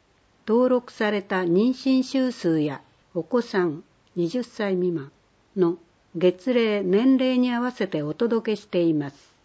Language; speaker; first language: Japanese; native; Japanese